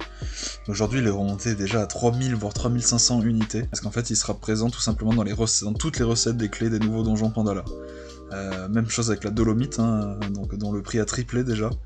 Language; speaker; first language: French; native; French